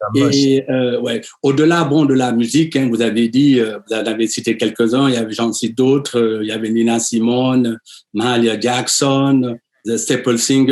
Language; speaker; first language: French; native; French